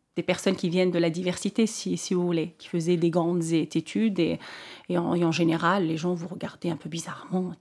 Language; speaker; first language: French; non-native, local second language; Arabic